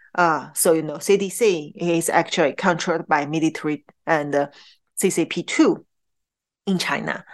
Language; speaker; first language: English; non-native, fluent; Chinese